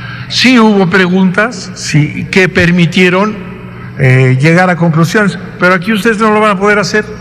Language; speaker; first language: Spanish; native; Spanish